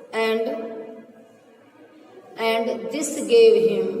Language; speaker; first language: English; non-native, local second language; Hindi